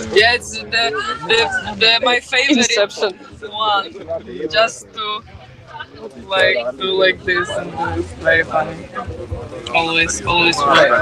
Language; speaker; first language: English; non-native, fluent; Ukrainian